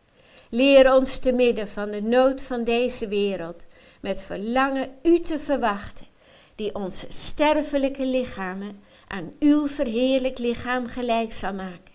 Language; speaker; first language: Dutch; native; Dutch